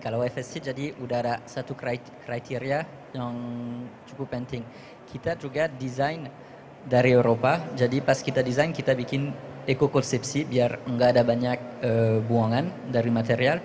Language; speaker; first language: Indonesian; non-native, fluent; French